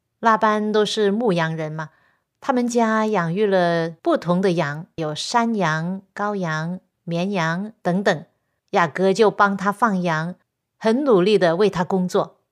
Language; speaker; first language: Chinese; non-native, local second language; Cantonese